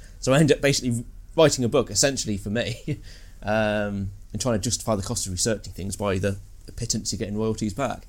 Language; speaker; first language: English; native; English